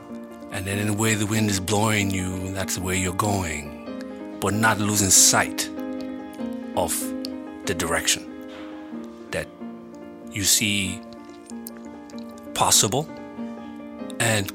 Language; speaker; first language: English; non-native, local second language; Bini